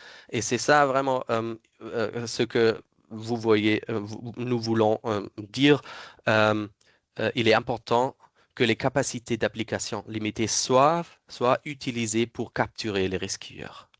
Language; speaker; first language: French; non-native, fluent; German